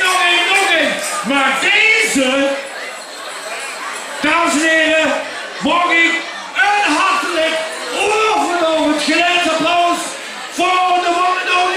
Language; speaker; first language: Dutch; native; Dutch